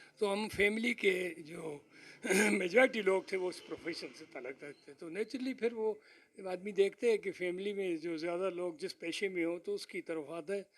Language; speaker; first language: Urdu; non-native, local second language; Pashto